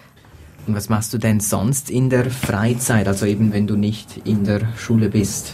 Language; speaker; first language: German; native; German